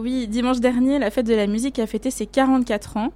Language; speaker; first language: French; native; French